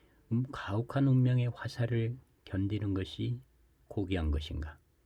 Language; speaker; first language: Korean; native; Korean